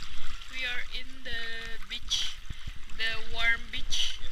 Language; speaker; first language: English; non-native, learner; Indonesian